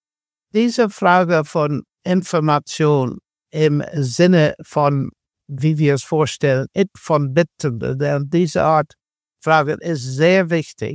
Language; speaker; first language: German; non-native, fluent; English